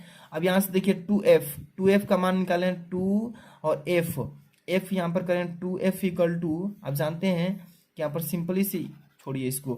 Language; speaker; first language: Hindi; native; Hindi